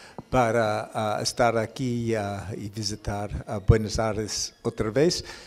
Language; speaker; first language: Spanish; non-native, learner; English